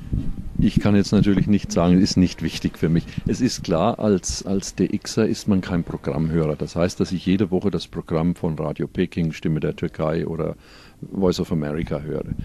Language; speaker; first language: German; native; German